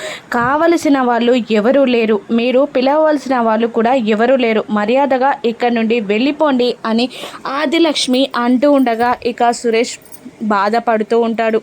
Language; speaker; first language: Telugu; native; Telugu